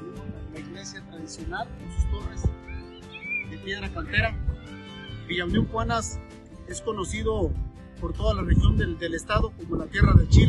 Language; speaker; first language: Spanish; native; Spanish